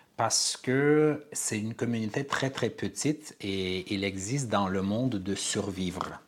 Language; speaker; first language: French; non-native, fluent; Armenian